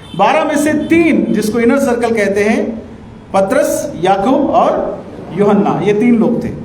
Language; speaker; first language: Hindi; non-native, local second language; Marathi